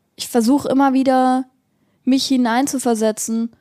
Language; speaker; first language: German; native; German